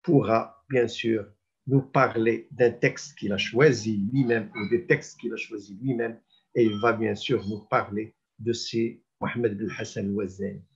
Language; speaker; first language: French; non-native, local second language; Arabic